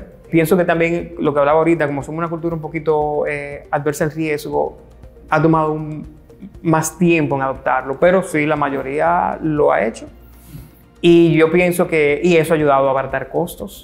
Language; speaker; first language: Spanish; native; Spanish